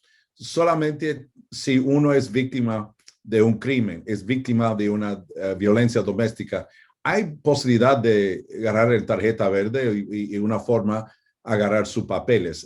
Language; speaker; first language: Spanish; non-native, fluent; English